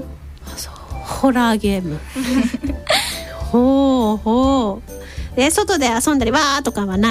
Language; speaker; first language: Japanese; native; Japanese